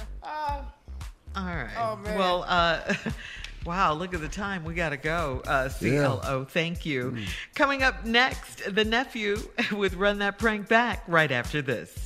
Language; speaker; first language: English; native; English